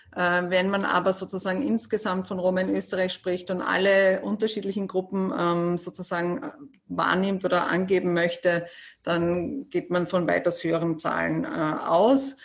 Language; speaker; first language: German; native; German